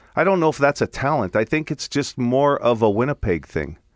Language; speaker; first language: English; non-native, fluent; Italian